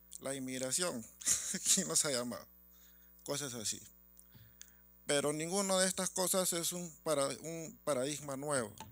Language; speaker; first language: Spanish; native; Spanish